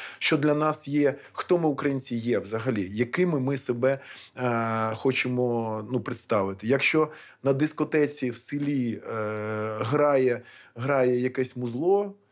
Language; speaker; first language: Ukrainian; non-native, local second language; Russian